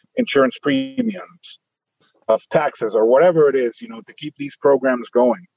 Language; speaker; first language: English; non-native, fluent; Spanish